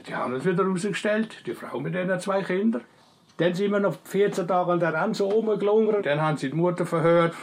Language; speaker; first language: German; native; German